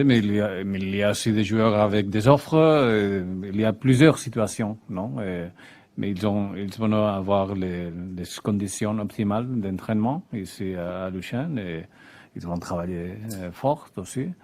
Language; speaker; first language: French; non-native, fluent; Spanish